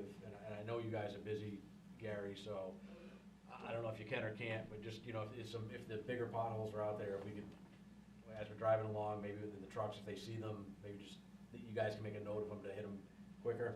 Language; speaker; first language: English; native; English